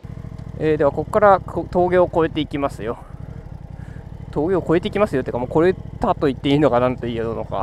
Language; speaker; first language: Japanese; native; Japanese